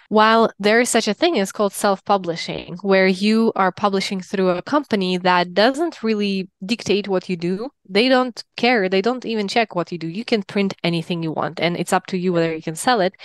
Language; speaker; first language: English; non-native, fluent; Russian